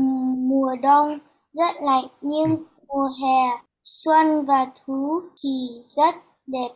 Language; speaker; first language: Vietnamese; early bilingual, heritage; Vietnamese